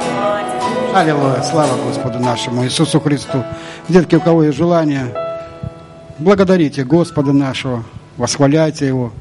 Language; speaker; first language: Russian; native; Russian